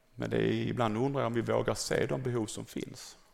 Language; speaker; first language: Swedish; native; Swedish